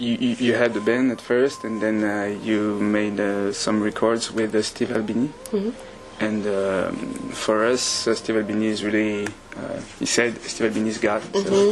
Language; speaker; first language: English; non-native, fluent; French